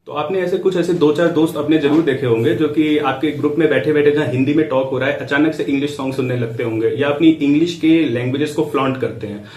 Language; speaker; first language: Hindi; native; Hindi